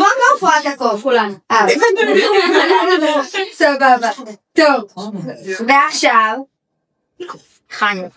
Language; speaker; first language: Hebrew; native; Hebrew